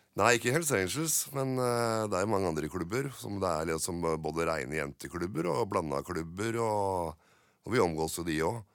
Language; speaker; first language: Norwegian; native; Norwegian